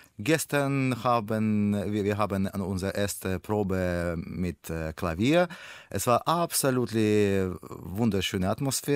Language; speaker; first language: German; non-native, learner; Russian